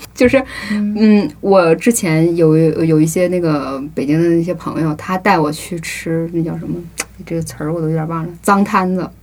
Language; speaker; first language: Chinese; native; Chinese